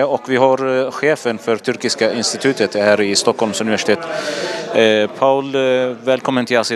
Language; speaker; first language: Swedish; non-native, fluent; Assyrian Neo-Aramaic